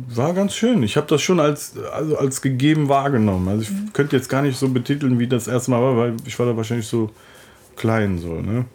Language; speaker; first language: German; early bilingual, other home language; Turkish